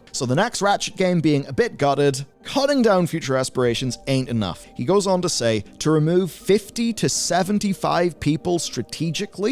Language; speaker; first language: English; native; English